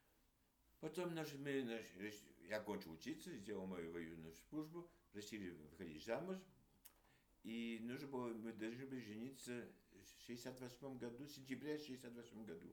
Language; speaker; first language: Russian; early bilingual, heritage; Russian